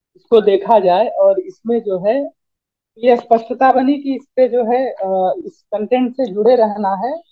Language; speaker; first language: Hindi; native; Hindi